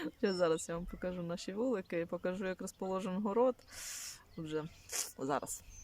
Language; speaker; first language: Ukrainian; non-native, local second language; Russian